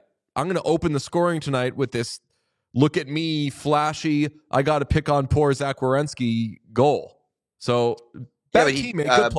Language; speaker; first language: English; native; English